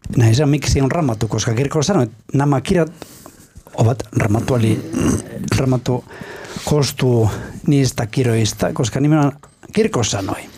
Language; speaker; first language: Finnish; non-native, fluent; Spanish